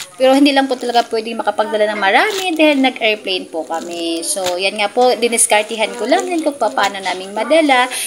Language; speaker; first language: Filipino; non-native, local second language; Cebuano